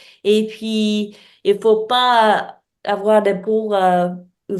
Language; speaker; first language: French; non-native, learner; English